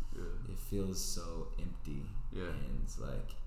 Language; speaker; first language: English; native; English